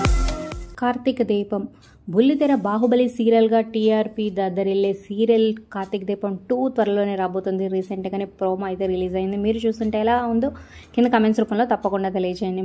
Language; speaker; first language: Telugu; native; Telugu